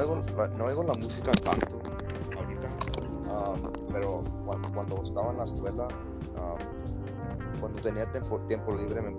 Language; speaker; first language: Spanish; early bilingual, heritage; Spanish